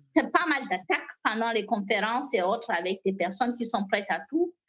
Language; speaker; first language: French; non-native, local second language; Fula